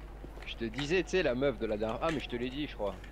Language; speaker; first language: French; native; French